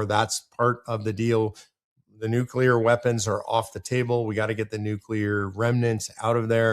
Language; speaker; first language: English; native; English